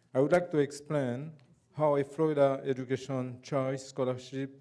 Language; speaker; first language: English; non-native, fluent; Haitian Creole